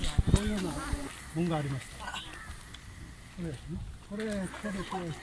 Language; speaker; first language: Japanese; native; Japanese